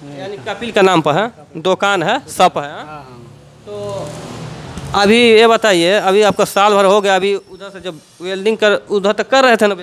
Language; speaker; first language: Hindi; native; Hindi